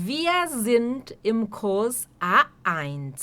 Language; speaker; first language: German; non-native, fluent; Portuguese